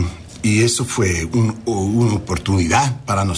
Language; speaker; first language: Spanish; early bilingual, heritage; Spanish